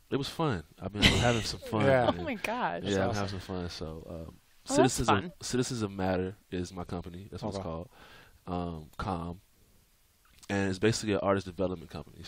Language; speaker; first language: English; native; English